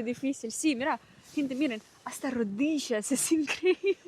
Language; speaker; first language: Spanish; non-native, learner; Russian